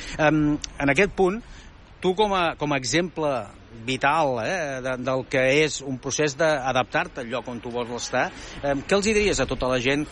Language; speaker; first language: Catalan; native; Catalan